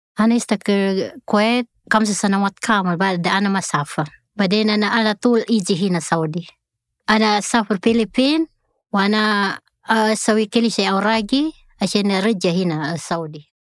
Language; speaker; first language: Arabic; non-native, learner; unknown